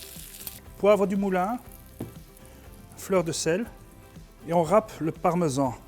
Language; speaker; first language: French; native; French